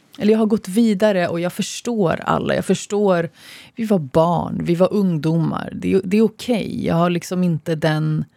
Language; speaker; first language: Swedish; early bilingual, other home language; Arabic